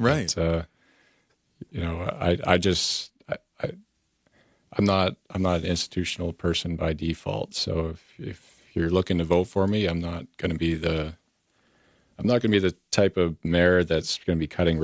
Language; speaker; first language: English; native; English